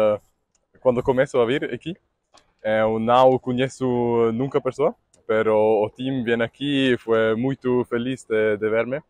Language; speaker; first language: Portuguese; non-native, learner; Spanish